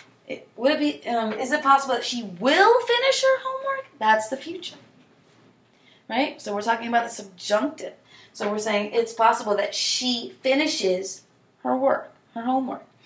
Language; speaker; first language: English; native; English